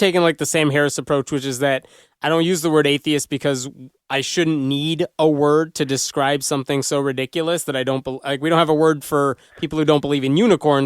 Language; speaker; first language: English; native; English